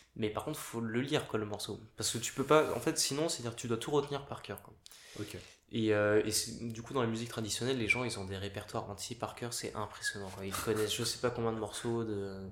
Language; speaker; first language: French; native; French